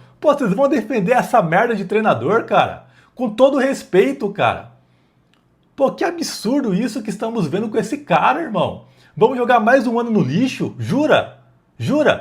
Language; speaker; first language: Portuguese; native; Portuguese